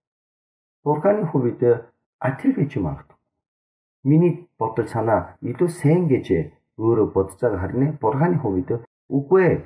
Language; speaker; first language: Mongolian; non-native, fluent; Korean